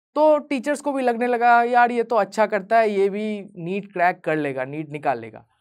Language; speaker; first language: Hindi; non-native, local second language; Bangla